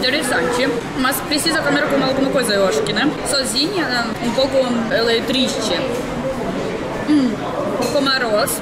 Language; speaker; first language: Portuguese; non-native, learner; Russian